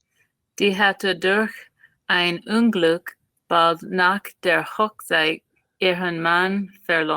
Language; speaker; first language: German; non-native, learner; English